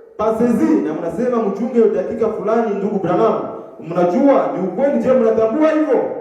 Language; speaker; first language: French; non-native, local second language; Swahili